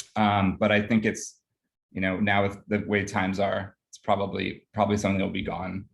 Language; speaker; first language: English; native; English